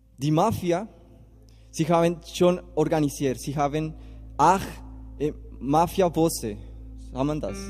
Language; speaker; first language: German; non-native, learner; Spanish